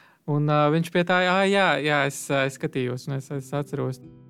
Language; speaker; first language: Latvian; non-native, fluent; Turkish